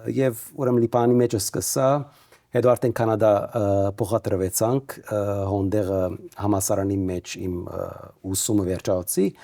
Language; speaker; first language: Armenian; native; Armenian